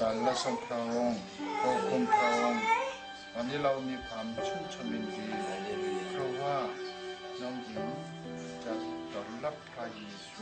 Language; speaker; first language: Thai; non-native, fluent; Korean